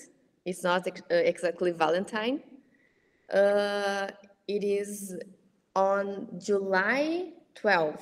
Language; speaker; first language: English; non-native, fluent; Portuguese